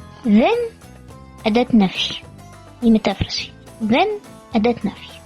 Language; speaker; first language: Greek; non-native, fluent; Arabic